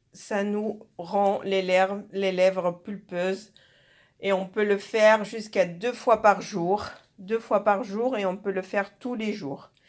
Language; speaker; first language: French; non-native, local second language; Arabic